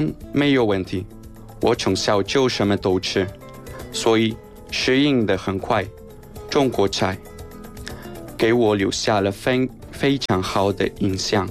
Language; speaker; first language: Chinese; non-native, learner; Spanish